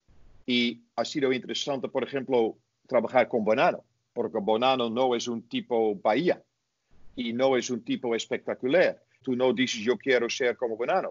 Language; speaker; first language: Spanish; non-native, fluent; Dutch